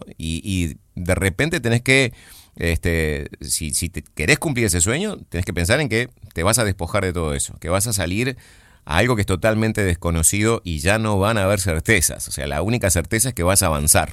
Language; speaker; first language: Spanish; native; Spanish